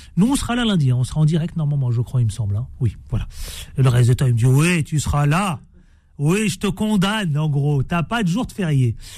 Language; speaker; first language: French; native; French